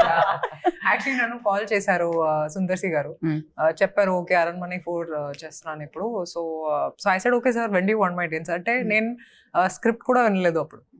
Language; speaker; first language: Telugu; non-native, fluent; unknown